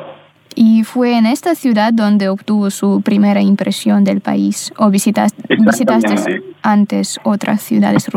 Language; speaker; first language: Spanish; non-native, fluent; Russian